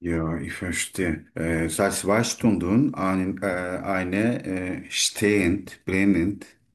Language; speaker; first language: German; non-native, learner; Turkish